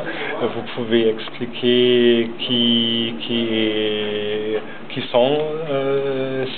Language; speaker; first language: French; non-native, learner; German